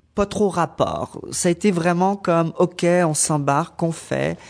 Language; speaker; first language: French; native; French